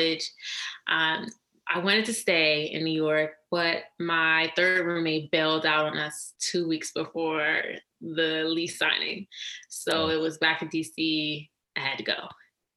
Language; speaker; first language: English; native; English